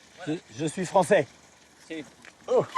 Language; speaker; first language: French; native; French